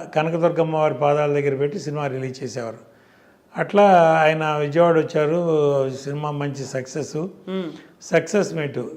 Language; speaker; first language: Telugu; native; Telugu